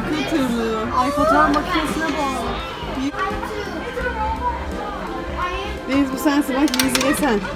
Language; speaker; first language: Turkish; native; Turkish